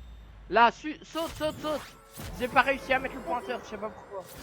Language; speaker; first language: French; native; French